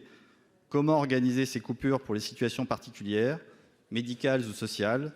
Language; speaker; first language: French; native; French